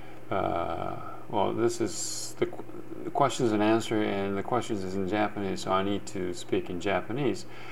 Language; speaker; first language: English; non-native, fluent; Japanese